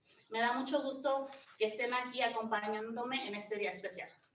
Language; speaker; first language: Spanish; early bilingual, heritage; Spanish